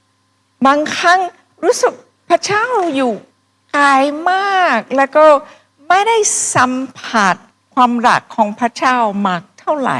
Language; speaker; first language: Thai; non-native, fluent; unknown